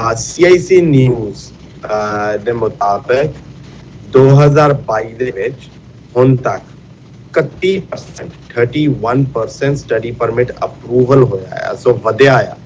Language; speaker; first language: Punjabi; early bilingual, heritage; Punjabi